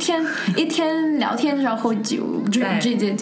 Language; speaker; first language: Chinese; non-native, fluent; Russian